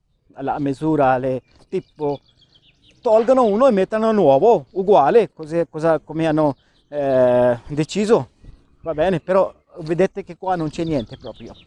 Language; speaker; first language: Italian; non-native, learner; Urdu